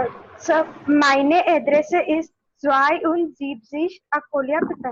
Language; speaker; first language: German; non-native, learner; Hindi